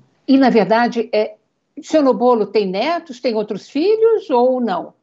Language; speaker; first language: Portuguese; native; Portuguese